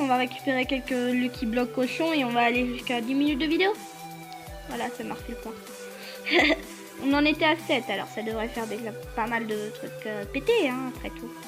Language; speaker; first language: French; native; French